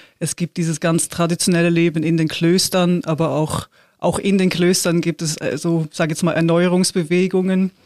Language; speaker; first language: German; native; German